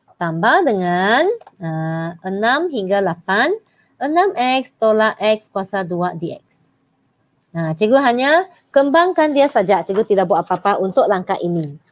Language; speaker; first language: Malay; non-native, local second language; Chinese